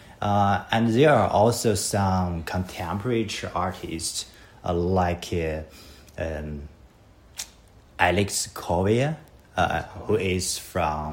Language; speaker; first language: English; non-native, learner; Chinese